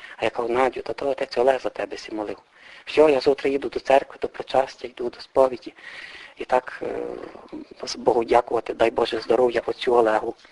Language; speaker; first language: Ukrainian; native; Ukrainian